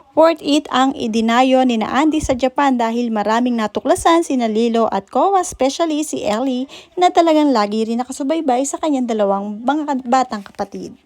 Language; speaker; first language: Filipino; native; Filipino